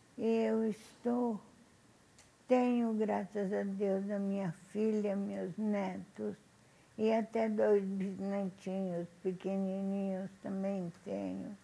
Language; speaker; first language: Portuguese; non-native, fluent; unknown